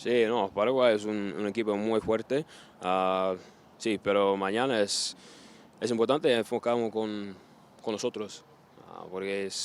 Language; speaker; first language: Spanish; non-native, learner; English